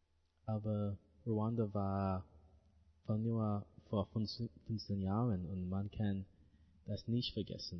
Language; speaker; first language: German; non-native, learner; English